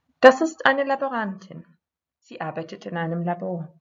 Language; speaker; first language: German; non-native, fluent; Croatian